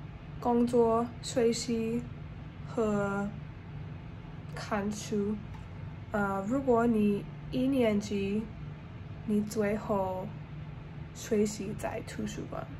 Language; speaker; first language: Chinese; non-native, learner; English